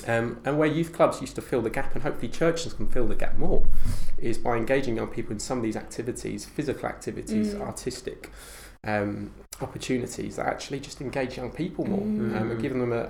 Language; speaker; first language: English; native; English